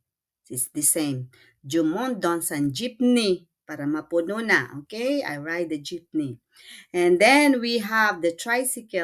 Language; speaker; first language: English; non-native, local second language; Filipino